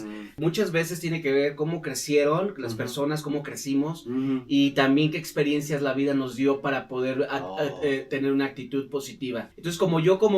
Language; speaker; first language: Spanish; native; Spanish